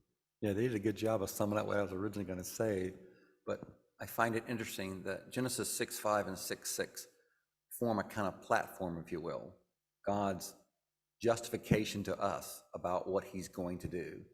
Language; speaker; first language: English; native; English